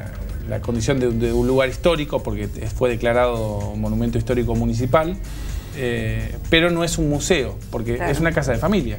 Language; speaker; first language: Spanish; native; Spanish